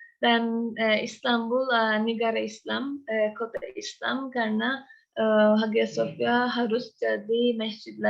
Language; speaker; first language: Indonesian; non-native, learner; Turkish